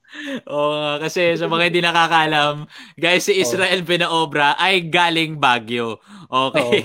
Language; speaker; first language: Filipino; native; Filipino